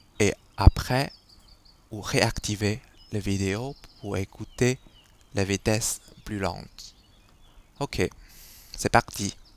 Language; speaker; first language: French; non-native, fluent; Chinese